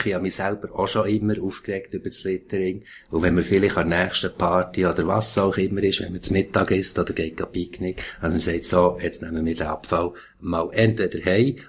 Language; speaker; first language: German; native; German